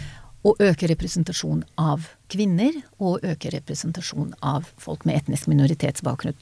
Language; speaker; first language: Norwegian; non-native, fluent; Hebrew